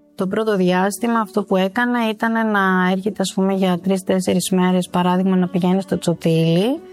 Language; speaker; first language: Greek; early bilingual, other home language; Albanian